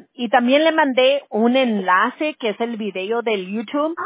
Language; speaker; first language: Spanish; early bilingual, other home language; English